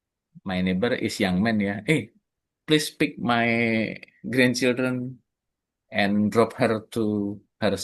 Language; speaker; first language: English; non-native, learner; Indonesian